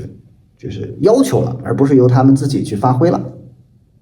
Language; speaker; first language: Chinese; native; Chinese